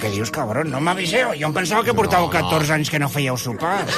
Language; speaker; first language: Catalan; native; Catalan